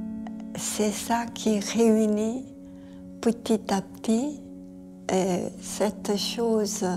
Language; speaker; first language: French; non-native, fluent; Korean